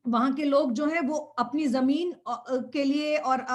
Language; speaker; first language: Hindi; non-native, local second language; Bangla